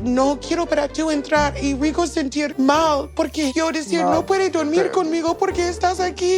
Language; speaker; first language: Spanish; non-native, learner; English